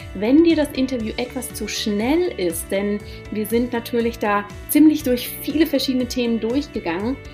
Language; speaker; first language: German; native; German